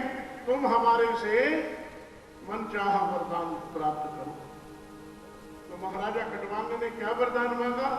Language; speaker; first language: Hindi; native; Hindi